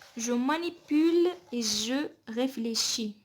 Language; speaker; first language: French; non-native, local second language; Arabic